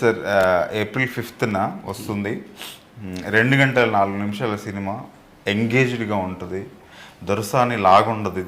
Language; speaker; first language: Telugu; native; Telugu